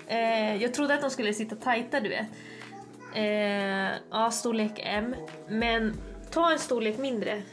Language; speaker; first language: Swedish; native; Swedish